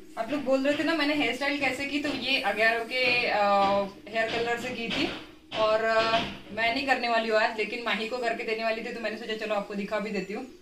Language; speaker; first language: Hindi; native; Hindi